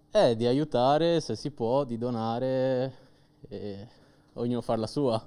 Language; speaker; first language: Italian; native; Italian